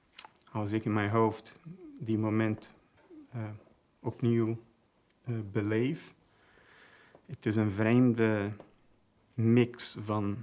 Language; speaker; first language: Dutch; non-native, fluent; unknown